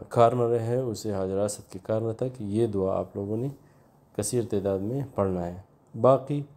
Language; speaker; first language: Urdu; non-native, local second language; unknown